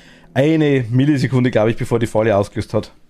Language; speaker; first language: German; native; German